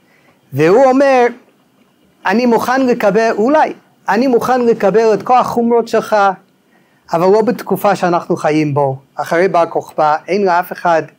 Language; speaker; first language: Hebrew; non-native, fluent; English